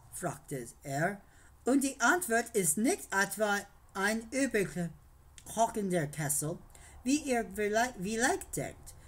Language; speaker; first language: German; non-native, learner; English